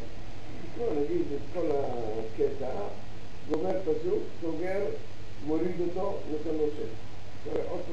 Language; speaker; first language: Hebrew; early bilingual, other home language; Arabic